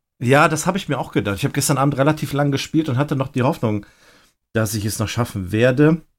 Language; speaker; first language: German; native; German